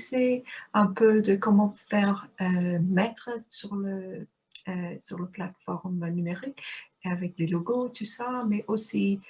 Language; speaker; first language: French; non-native, fluent; English